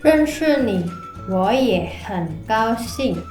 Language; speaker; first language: Chinese; non-native, fluent; Indonesian